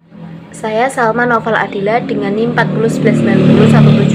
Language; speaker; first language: Indonesian; native; Indonesian